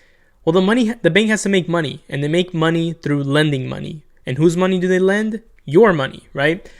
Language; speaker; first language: English; native; English